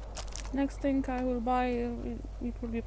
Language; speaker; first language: English; non-native, fluent; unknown